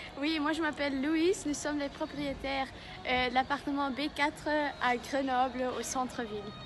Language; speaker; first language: French; non-native, fluent; Dutch